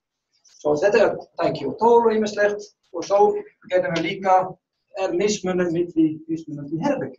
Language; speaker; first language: Icelandic; non-native, learner; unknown